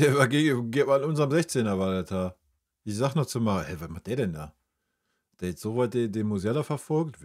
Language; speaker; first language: German; native; German